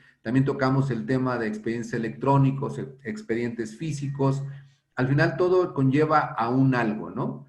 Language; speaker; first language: Spanish; native; Spanish